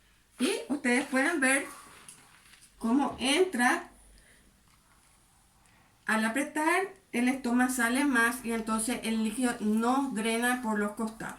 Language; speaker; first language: Spanish; native; Spanish